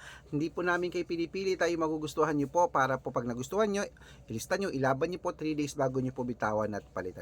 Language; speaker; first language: Filipino; native; Filipino